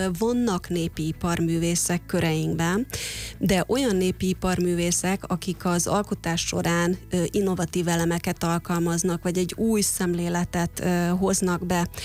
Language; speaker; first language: Hungarian; native; Hungarian